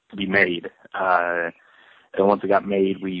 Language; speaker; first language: English; native; English